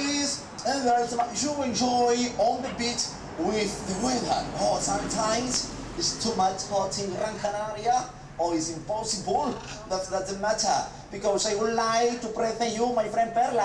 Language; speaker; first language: English; non-native, learner; Spanish